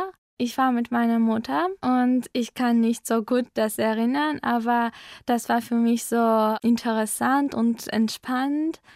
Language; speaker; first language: German; non-native, learner; Armenian